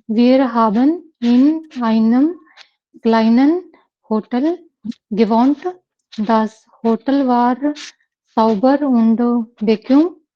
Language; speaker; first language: German; non-native, learner; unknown